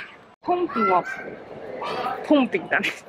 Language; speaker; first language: Japanese; non-native, fluent; Chinese